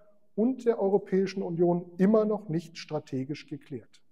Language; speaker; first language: German; native; German